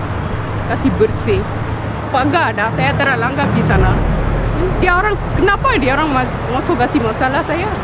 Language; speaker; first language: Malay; non-native, local second language; Tamil